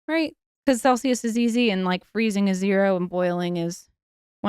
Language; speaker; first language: English; native; English